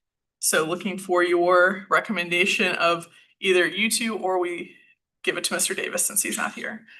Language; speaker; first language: English; native; English